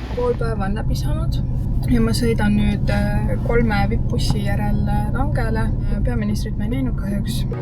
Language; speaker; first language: Estonian; native; Estonian